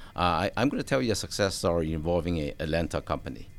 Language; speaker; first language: English; non-native, local second language; Cantonese